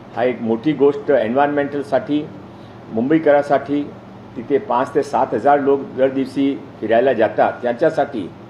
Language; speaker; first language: Marathi; non-native, local second language; Hindi